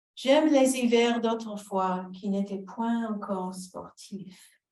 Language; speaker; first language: French; non-native, fluent; English